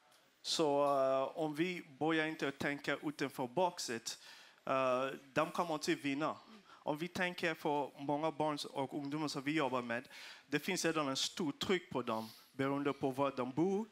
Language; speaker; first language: Swedish; non-native, fluent; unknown